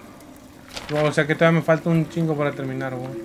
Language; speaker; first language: Spanish; native; Spanish